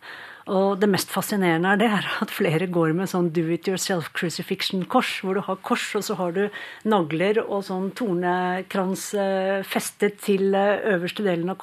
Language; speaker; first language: Norwegian; native; Norwegian